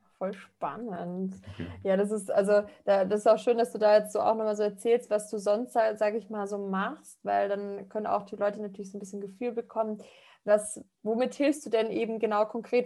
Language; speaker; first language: German; native; German